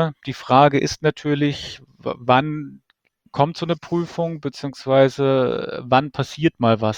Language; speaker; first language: German; native; German